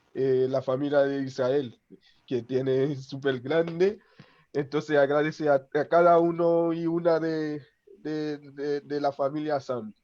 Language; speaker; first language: Spanish; non-native, local second language; Haitian Creole